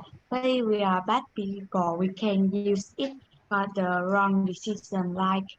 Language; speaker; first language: English; non-native, learner; Vietnamese